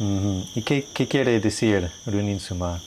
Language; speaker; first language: Spanish; non-native, fluent; English